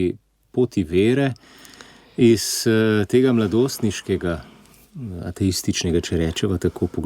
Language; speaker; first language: Slovenian; native; Slovenian